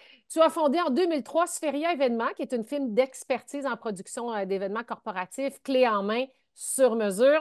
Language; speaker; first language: French; native; French